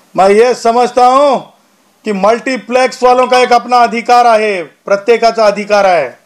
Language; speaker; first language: Hindi; non-native, local second language; Marathi